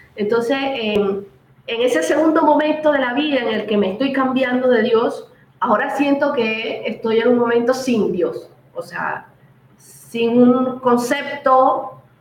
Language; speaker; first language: Spanish; native; Spanish